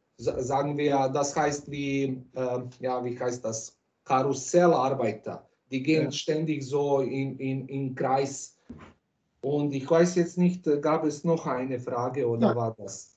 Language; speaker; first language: German; non-native, fluent; Croatian